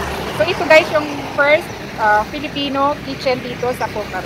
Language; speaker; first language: Filipino; native; Filipino